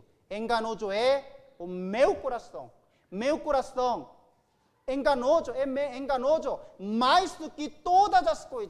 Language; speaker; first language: Portuguese; non-native, learner; Korean